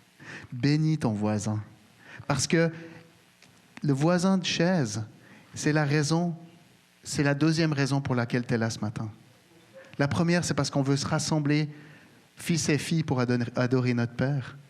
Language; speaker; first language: French; native; French